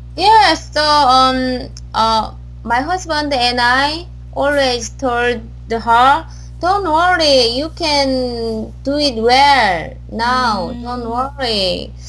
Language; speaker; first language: English; non-native, learner; Korean